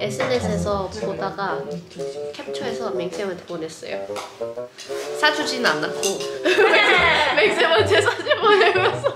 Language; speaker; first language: Korean; non-native, fluent; Thai